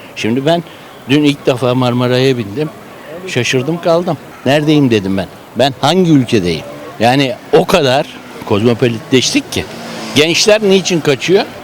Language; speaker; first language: Turkish; native; Turkish